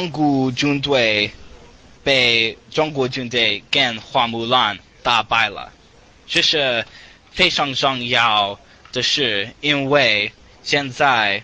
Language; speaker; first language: Chinese; non-native, learner; English